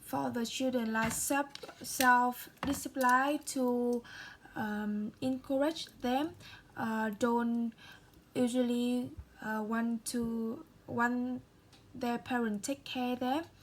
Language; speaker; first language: English; non-native, learner; Vietnamese